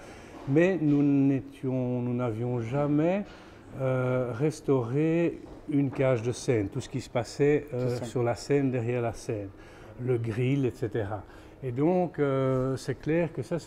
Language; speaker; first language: French; native; French